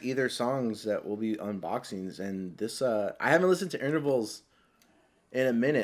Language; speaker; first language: English; native; English